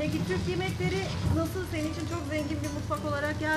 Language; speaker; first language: Turkish; native; Turkish